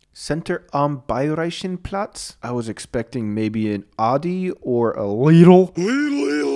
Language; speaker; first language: English; native; English